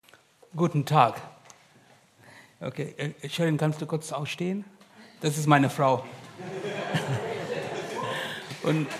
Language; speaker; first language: German; non-native, learner; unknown